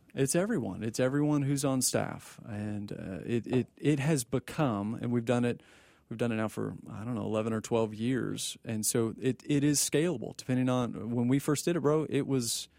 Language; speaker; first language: English; native; English